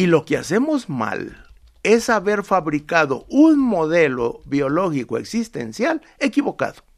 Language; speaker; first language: Spanish; native; Spanish